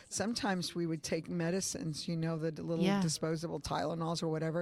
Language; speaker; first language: English; early bilingual, other home language; Spanish